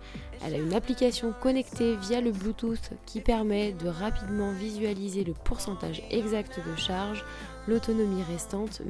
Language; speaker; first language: French; native; French